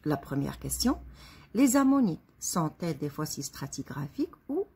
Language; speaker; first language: French; non-native, local second language; Arabic